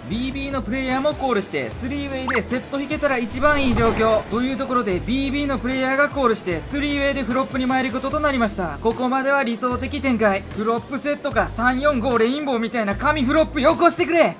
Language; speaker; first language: Japanese; native; Japanese